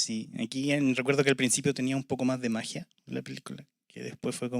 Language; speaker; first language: Spanish; native; Spanish